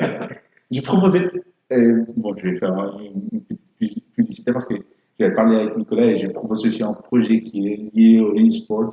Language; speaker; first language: French; non-native, fluent; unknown